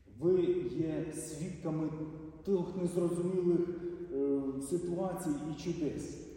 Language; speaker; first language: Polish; non-native, learner; Ukrainian